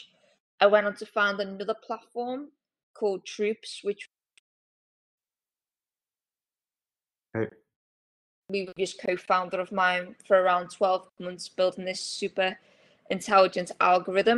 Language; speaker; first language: English; native; English